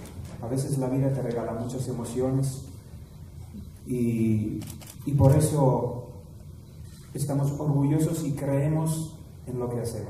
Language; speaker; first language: Spanish; non-native, fluent; Italian